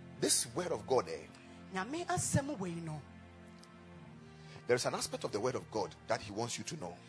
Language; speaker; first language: English; non-native, local second language; Akan